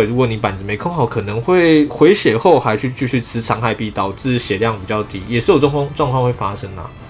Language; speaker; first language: Chinese; native; Chinese